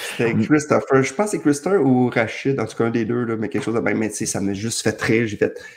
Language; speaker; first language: French; native; French